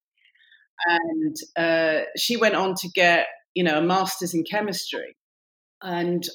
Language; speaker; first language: English; native; English